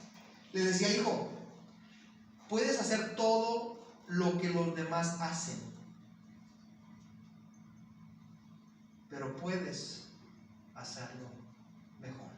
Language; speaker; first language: Spanish; native; Spanish